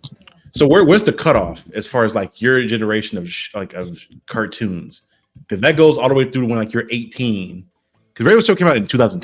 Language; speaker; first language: English; native; English